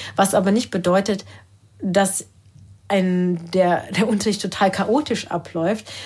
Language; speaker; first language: German; early bilingual, other home language; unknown